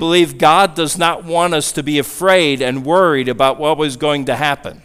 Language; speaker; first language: English; native; English